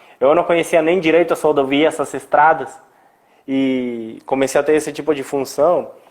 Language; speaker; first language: Portuguese; non-native, fluent; Spanish